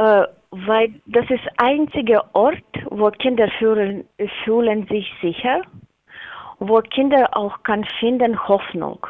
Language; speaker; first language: German; non-native, learner; Latvian